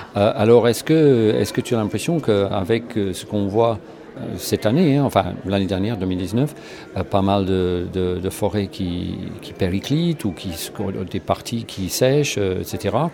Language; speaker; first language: French; native; French